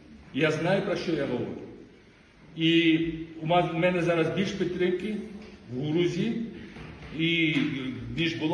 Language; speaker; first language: Ukrainian; non-native, fluent; Georgian